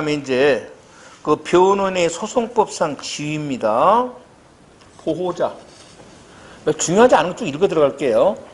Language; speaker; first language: Korean; native; Korean